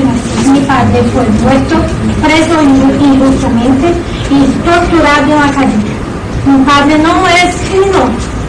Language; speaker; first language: Spanish; non-native, learner; Portuguese